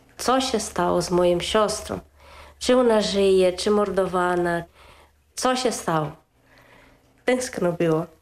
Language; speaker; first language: Polish; early bilingual, heritage; Polish